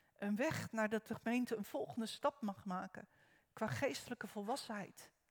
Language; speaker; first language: Dutch; native; Dutch